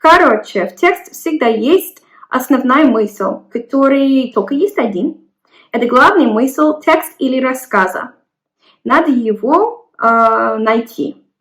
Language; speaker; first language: Russian; non-native, learner; English